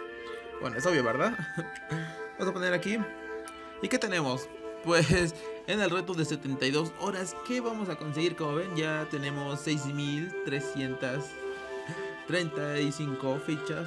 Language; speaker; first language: Spanish; native; Spanish